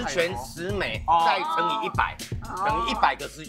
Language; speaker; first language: Chinese; native; Chinese